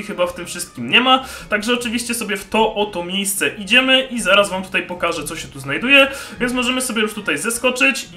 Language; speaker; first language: Polish; native; Polish